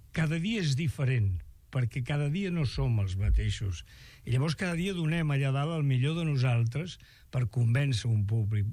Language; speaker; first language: Catalan; non-native, local second language; Spanish